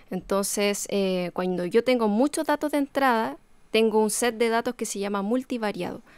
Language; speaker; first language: Spanish; native; Spanish